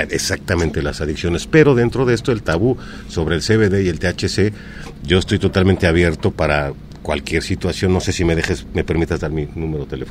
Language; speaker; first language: Spanish; native; Spanish